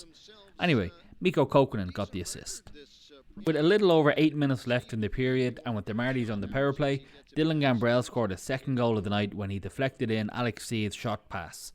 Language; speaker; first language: English; native; English